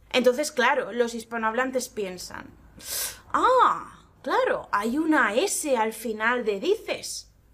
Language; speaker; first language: Spanish; native; Spanish